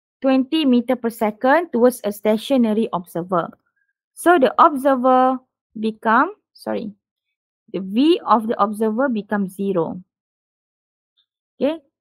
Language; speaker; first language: English; non-native, local second language; Malay